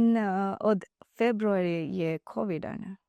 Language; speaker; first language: Slovenian; non-native, learner; Divehi